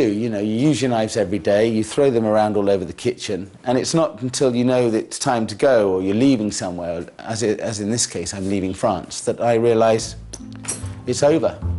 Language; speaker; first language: English; native; English